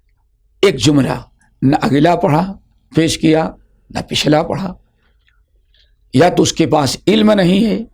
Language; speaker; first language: Urdu; native; Urdu